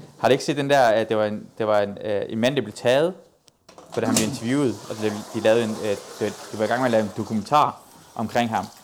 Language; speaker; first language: Danish; early bilingual, other home language; Persian